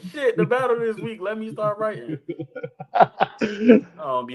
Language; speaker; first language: English; native; English